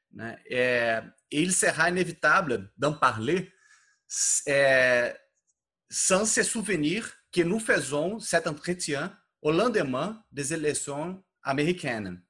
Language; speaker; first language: French; non-native, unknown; Portuguese